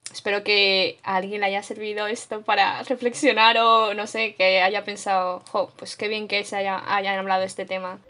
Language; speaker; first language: Spanish; native; Spanish